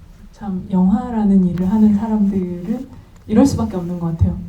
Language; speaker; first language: Korean; native; Korean